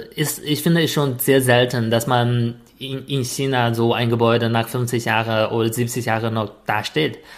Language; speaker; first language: German; non-native, fluent; Chinese